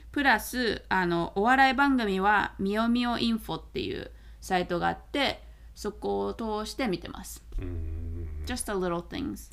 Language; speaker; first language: Japanese; native; Japanese